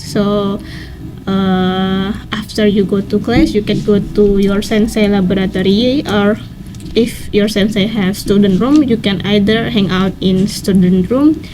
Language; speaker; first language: English; non-native, learner; Indonesian